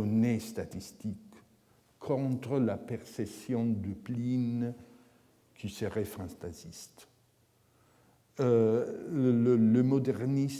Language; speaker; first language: French; non-native, fluent; Italian